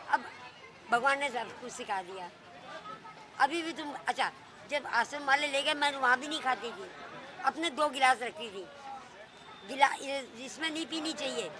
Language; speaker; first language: Hindi; native; Hindi